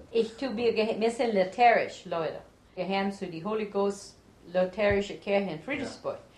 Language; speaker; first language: German; early bilingual, heritage; German